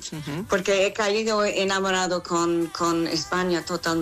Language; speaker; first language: Spanish; non-native, learner; English